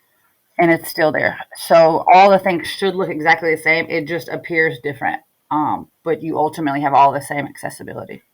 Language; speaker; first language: English; native; English